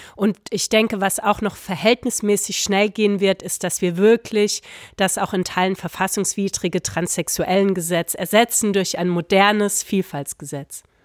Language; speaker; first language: German; native; German